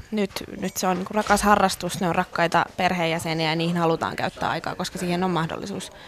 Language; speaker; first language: Finnish; native; Finnish